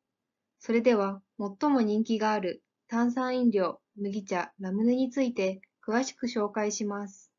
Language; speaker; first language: Japanese; native; Japanese